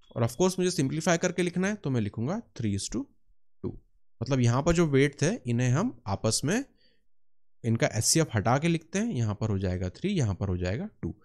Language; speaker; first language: Hindi; native; Hindi